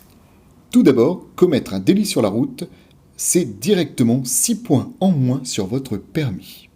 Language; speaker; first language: French; native; French